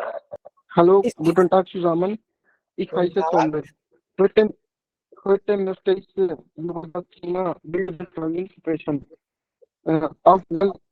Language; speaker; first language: German; non-native, learner; Hindi